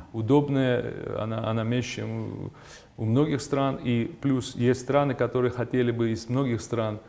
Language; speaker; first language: Russian; non-native, local second language; Georgian